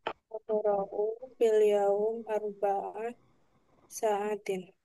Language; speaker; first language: Arabic; non-native, learner; Indonesian